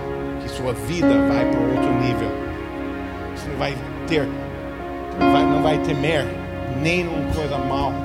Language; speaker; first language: Portuguese; non-native, fluent; English